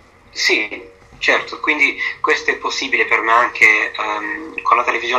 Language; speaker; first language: Italian; non-native, fluent; English